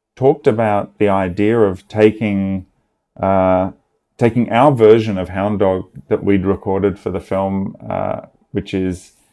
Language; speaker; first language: English; native; English